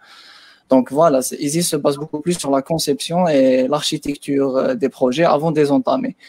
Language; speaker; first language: French; non-native, local second language; Arabic